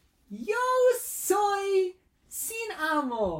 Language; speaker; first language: Spanish; non-native, learner; English